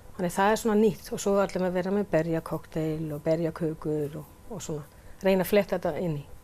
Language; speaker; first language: Icelandic; non-native, fluent; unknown